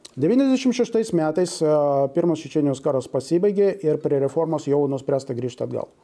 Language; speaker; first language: Lithuanian; non-native, local second language; Russian